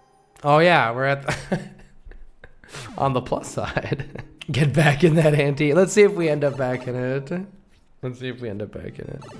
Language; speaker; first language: English; native; English